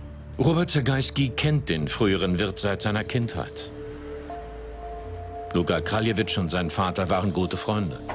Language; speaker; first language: German; native; German